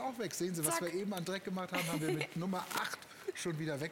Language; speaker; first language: German; native; German